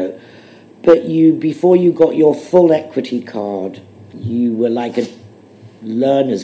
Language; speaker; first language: English; native; English